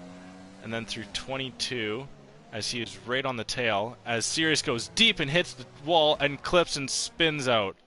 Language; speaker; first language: English; native; English